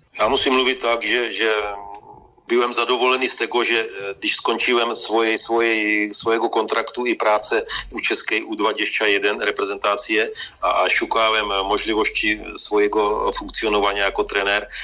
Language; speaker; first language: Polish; non-native, learner; Czech